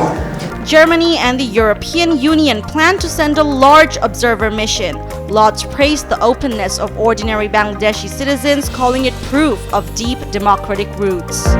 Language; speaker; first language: English; non-native, local second language; Bangla